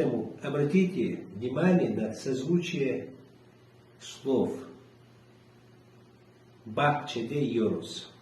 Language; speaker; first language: Russian; non-native, local second language; Chechen